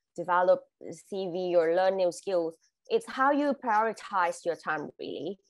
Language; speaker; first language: English; non-native, fluent; Thai